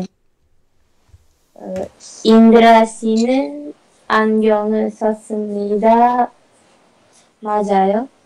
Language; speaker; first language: Korean; non-native, learner; Indonesian